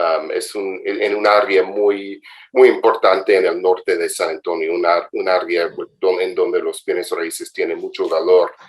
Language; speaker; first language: Spanish; non-native, fluent; English